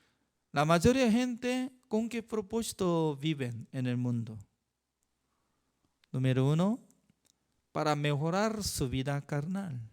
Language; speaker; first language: Spanish; non-native, learner; Korean